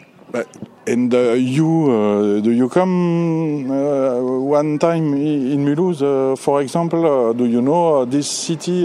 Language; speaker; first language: English; non-native, learner; French